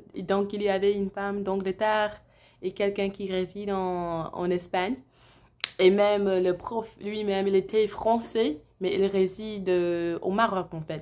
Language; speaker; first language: French; non-native, fluent; English